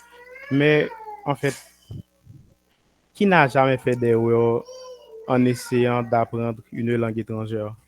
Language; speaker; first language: French; non-native, local second language; Haitian Creole